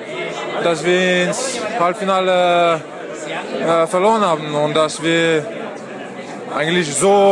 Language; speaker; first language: German; non-native, fluent; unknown